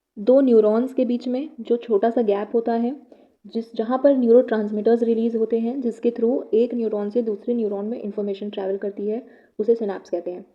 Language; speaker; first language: Hindi; native; Hindi